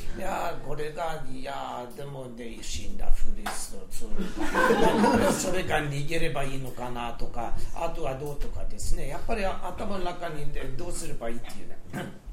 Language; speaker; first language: Japanese; non-native, fluent; Swedish